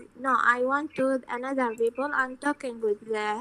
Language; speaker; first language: English; non-native, learner; Arabic